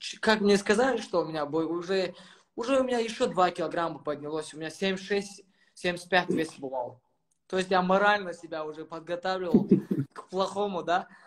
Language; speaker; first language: Russian; non-native, local second language; Chechen